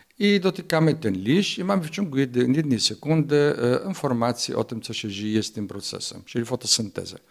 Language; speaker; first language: Polish; non-native, fluent; Arabic